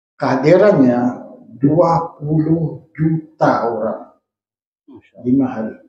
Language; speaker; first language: Malay; native; Malay